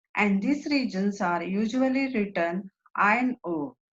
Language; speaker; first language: English; non-native, local second language; Marathi